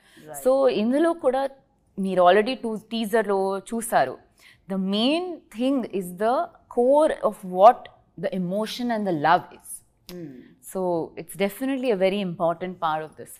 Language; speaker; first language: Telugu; non-native, learner; Tulu